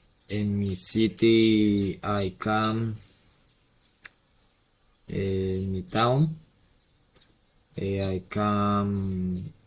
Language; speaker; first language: English; non-native, learner; Spanish